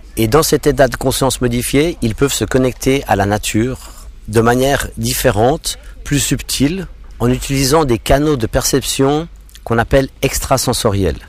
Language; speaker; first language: French; non-native, local second language; English